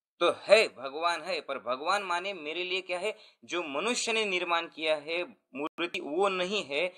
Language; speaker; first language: Hindi; non-native, local second language; Marathi